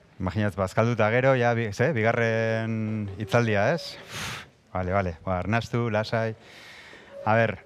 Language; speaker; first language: Basque; non-native, local second language; Spanish